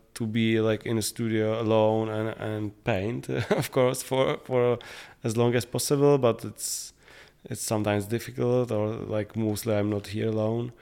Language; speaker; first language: English; non-native, fluent; Czech